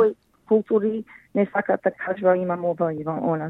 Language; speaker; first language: Macedonian; early bilingual, heritage; Macedonian